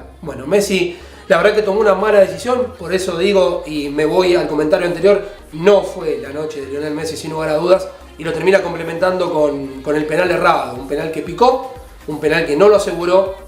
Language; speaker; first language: Spanish; native; Spanish